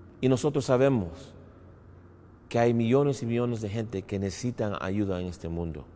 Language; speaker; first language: Spanish; non-native, fluent; English